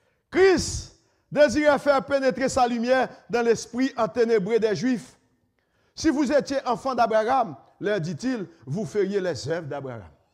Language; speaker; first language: French; native; French